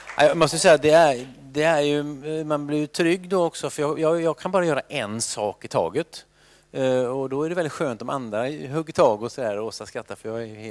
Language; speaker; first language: Swedish; native; Swedish